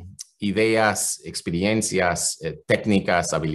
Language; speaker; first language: Catalan; non-native, fluent; English